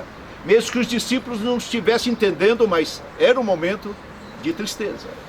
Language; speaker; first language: Portuguese; native; Portuguese